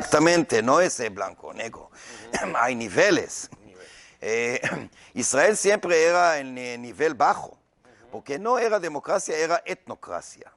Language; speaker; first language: Spanish; non-native, learner; Hebrew